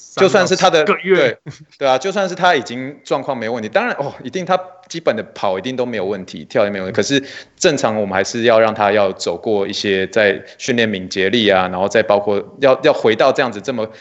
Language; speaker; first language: Chinese; native; Chinese